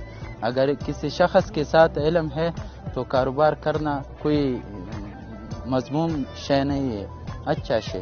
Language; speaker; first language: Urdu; non-native, local second language; Pashto